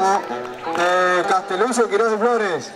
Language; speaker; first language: Spanish; native; Spanish